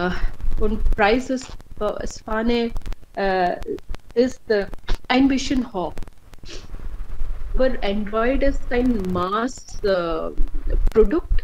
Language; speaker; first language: German; non-native, learner; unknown